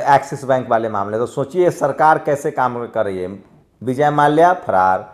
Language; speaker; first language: Hindi; native; Hindi